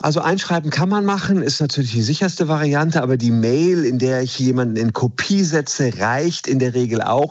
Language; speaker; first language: German; native; German